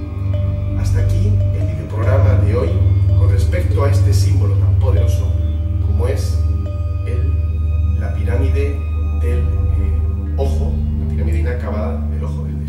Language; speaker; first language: Spanish; native; Spanish